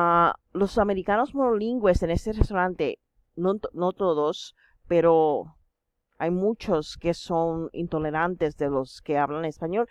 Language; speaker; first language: Spanish; non-native, fluent; English